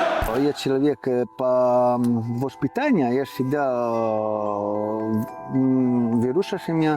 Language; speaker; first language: Russian; non-native, learner; Italian